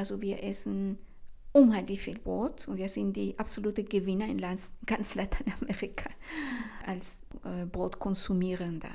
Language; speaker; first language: German; non-native, fluent; Spanish